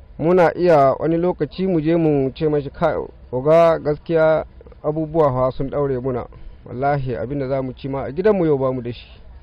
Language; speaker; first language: Hausa; non-native, local second language; Fula